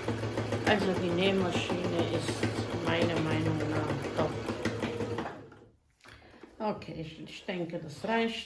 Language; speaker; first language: German; non-native, fluent; Bosnian